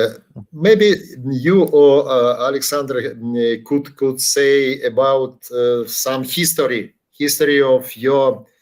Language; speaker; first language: English; non-native, learner; Ukrainian